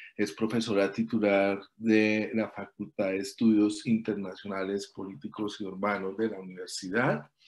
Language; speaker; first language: Spanish; native; Spanish